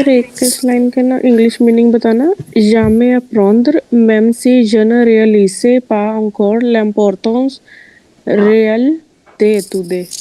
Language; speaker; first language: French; non-native, learner; Hindi